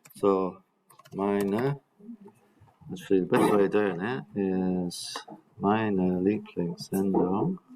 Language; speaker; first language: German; non-native, fluent; English